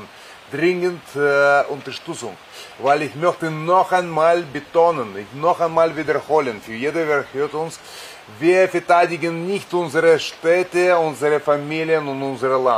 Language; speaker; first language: German; non-native, fluent; Russian